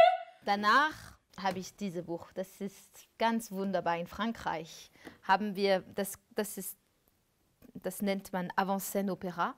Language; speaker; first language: German; non-native, fluent; French